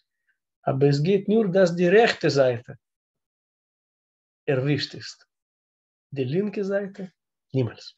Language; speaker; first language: German; non-native, learner; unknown